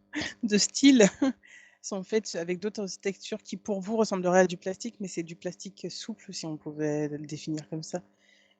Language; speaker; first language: French; native; French